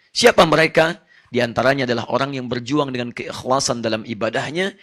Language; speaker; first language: Indonesian; native; Indonesian